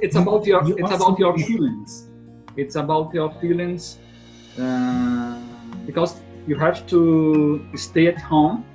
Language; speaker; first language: English; non-native, learner; Portuguese